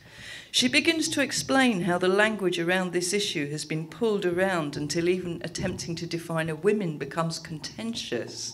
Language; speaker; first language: English; native; English